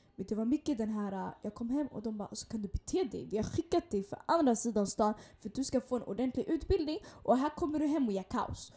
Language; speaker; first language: Swedish; early bilingual, other home language; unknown